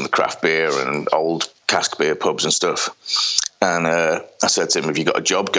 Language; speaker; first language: English; native; English